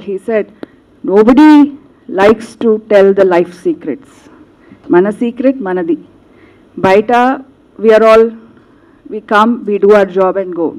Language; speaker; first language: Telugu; non-native, local second language; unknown